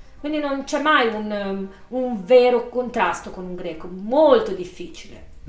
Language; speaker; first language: Italian; native; Italian